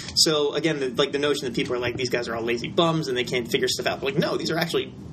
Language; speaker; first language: English; native; English